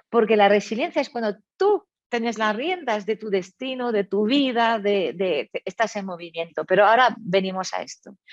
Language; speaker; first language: Spanish; non-native, fluent; French